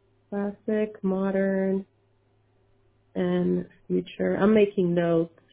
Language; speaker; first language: English; early bilingual, other home language; Spanish